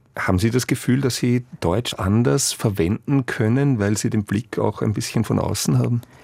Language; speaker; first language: German; native; German